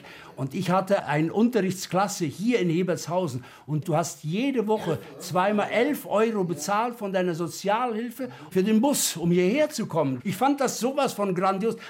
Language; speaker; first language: German; native; German